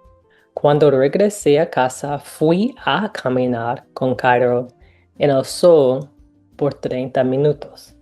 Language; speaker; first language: Spanish; non-native, learner; English